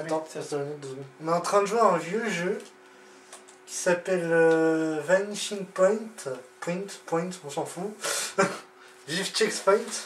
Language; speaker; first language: French; native; French